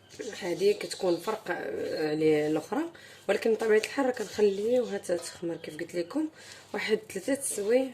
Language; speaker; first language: Arabic; native; Arabic